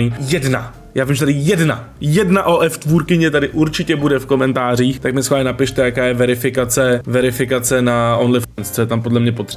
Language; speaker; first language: Czech; native; Czech